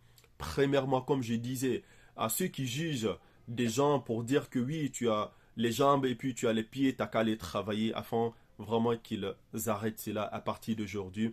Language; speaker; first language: French; native; French